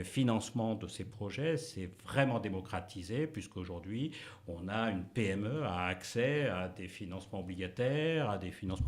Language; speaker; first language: French; native; French